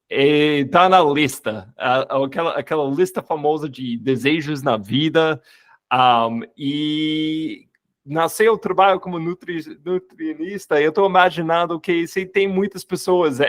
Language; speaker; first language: Portuguese; non-native, fluent; English